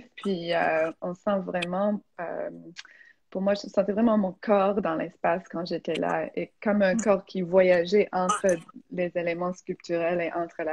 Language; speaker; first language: French; non-native, fluent; English